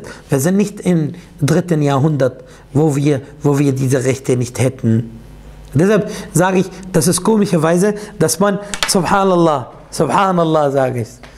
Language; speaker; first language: German; non-native, fluent; Arabic